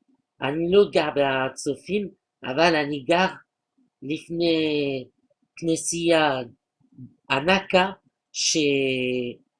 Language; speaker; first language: Hebrew; non-native, learner; French